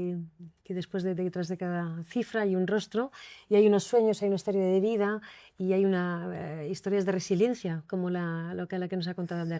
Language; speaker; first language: Spanish; native; Spanish